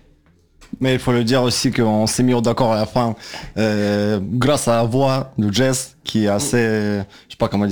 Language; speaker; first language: French; non-native, fluent; Russian